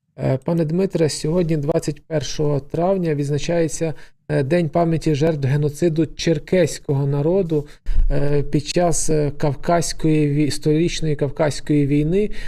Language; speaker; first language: Ukrainian; native; Ukrainian